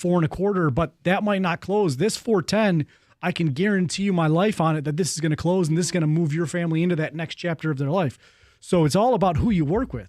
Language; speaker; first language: English; native; English